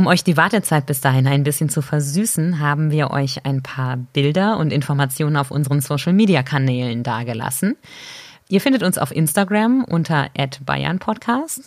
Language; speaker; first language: German; native; German